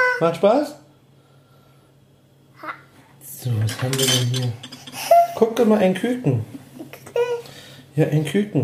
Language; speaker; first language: German; native; German